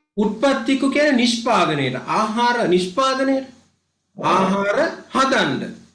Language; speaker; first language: Sinhala; native; Sinhala